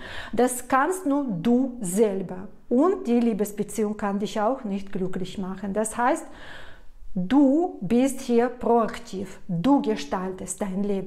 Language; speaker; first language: German; non-native, fluent; Russian